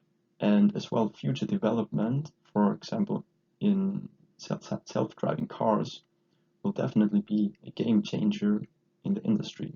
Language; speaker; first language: English; non-native, fluent; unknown